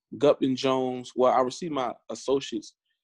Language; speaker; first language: English; native; English